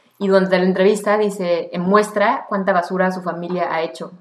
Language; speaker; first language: Spanish; native; Spanish